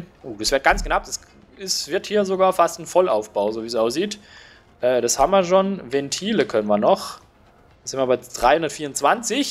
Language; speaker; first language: German; native; German